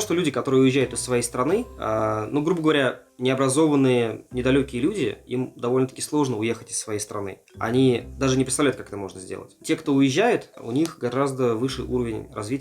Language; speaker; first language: Russian; native; Russian